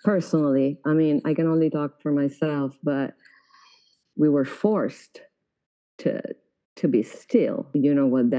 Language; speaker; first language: English; non-native, fluent; Italian